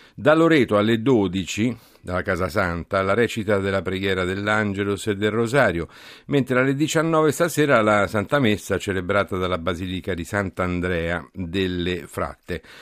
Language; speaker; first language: Italian; native; Italian